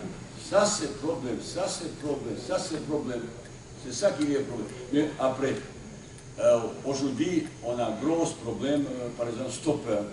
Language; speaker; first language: French; non-native, fluent; Bosnian